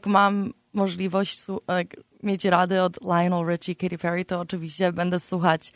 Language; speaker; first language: Polish; early bilingual, heritage; Polish